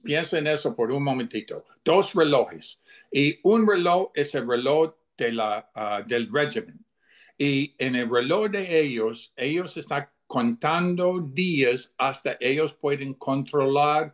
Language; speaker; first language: Spanish; non-native, fluent; English